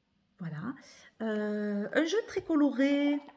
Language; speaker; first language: French; native; French